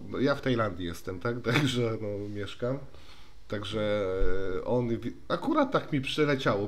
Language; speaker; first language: Polish; native; Polish